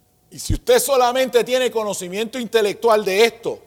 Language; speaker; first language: Spanish; native; Spanish